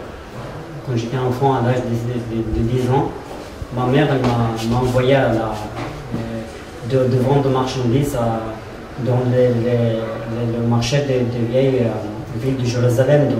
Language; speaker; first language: French; non-native, fluent; Arabic